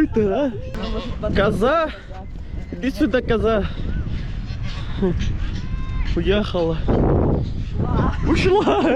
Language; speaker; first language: Russian; non-native, learner; Urdu